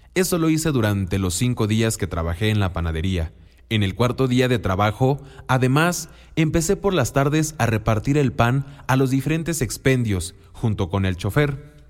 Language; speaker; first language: Spanish; non-native, local second language; Mixtepec Mixtec